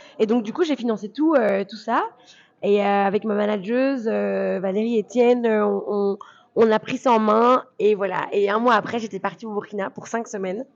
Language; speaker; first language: French; early bilingual, other home language; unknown